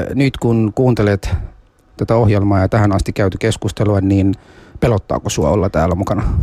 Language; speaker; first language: Finnish; early bilingual, other home language; Somali